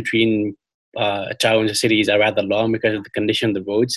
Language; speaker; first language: English; non-native, local second language; Khasi